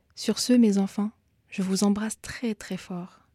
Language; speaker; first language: French; native; French